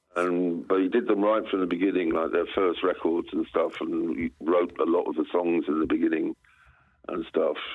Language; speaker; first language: English; native; English